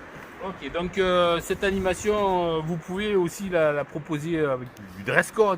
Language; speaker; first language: French; native; French